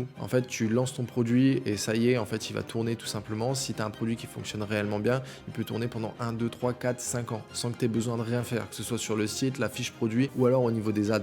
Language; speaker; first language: French; native; French